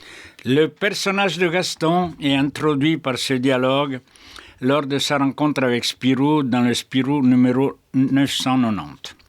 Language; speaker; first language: French; native; French